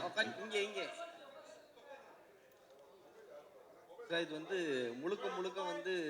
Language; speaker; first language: Tamil; native; Tamil